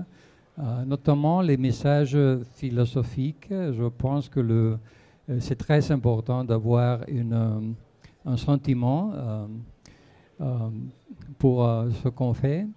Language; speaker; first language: French; non-native, fluent; Spanish